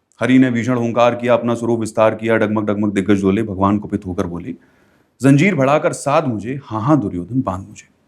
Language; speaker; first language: Hindi; native; Hindi